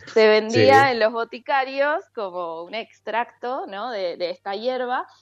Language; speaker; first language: Spanish; native; Spanish